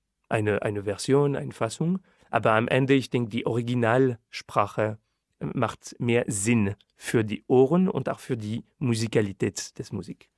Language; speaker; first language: German; non-native, fluent; French